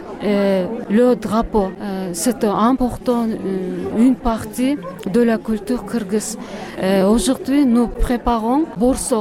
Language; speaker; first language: French; non-native, learner; Kyrgyz